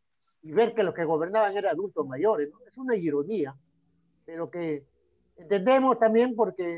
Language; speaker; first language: Spanish; native; Spanish